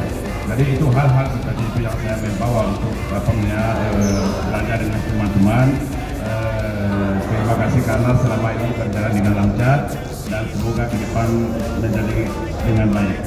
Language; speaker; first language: Indonesian; non-native, fluent; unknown